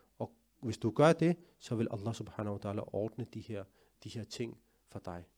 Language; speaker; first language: Danish; early bilingual, other home language; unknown